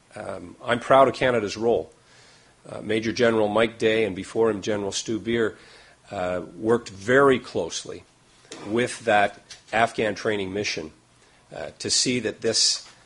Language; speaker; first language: English; native; English